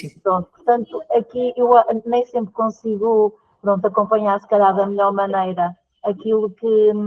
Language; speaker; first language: Portuguese; native; Portuguese